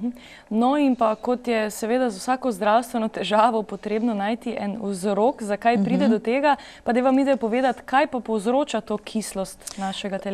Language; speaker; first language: Slovenian; native; Slovenian